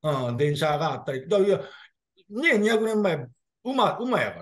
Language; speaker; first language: Japanese; native; Japanese